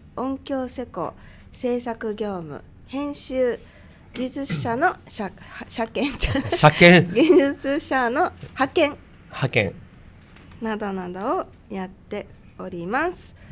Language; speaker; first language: Japanese; early bilingual, other home language; Portuguese